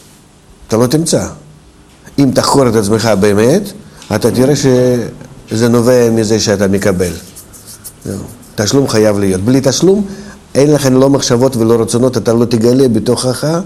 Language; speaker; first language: Hebrew; non-native, fluent; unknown